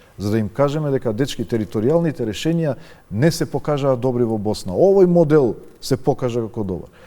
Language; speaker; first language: Macedonian; non-native, local second language; Albanian